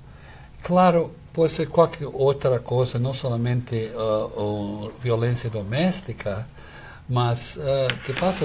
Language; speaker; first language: Spanish; non-native, fluent; Portuguese